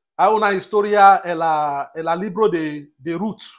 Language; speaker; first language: Spanish; non-native, learner; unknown